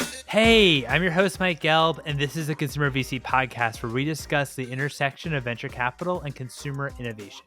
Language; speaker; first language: English; native; English